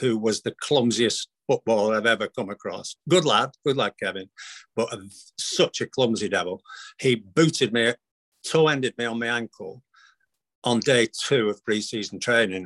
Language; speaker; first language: English; native; English